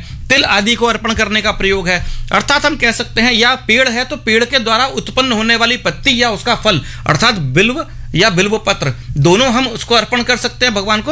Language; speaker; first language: Hindi; native; Hindi